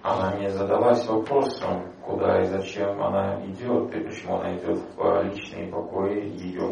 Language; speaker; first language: Russian; native; Russian